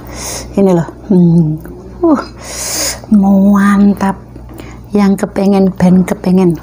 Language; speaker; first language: Indonesian; non-native, local second language; Javanese